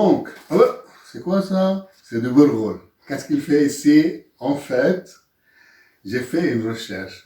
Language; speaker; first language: French; non-native, local second language; Arabic